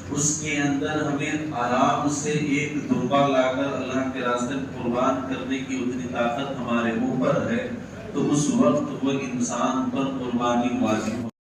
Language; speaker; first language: Urdu; native; Urdu